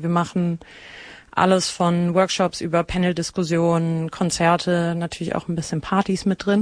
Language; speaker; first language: German; native; German